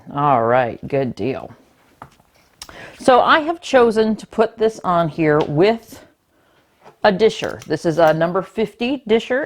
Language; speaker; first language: English; native; English